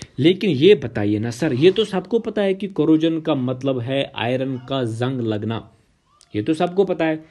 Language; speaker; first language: Hindi; non-native, local second language; Kashmiri